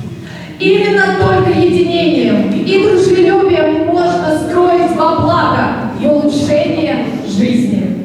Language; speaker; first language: Russian; native; Russian